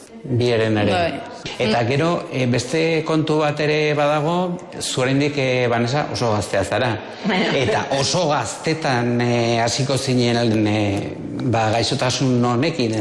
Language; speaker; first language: Basque; native; Basque